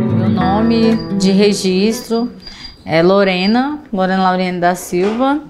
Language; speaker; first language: Portuguese; native; Portuguese